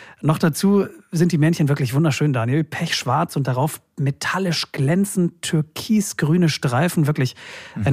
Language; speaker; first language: German; native; German